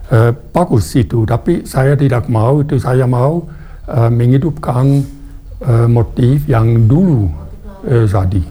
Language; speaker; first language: Indonesian; non-native, fluent; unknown